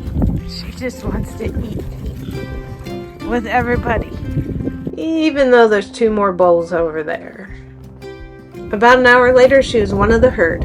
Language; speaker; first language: English; native; English